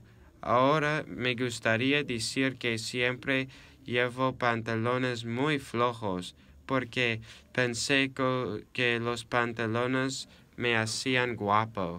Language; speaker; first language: Spanish; non-native, learner; English